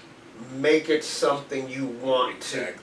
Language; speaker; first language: English; native; English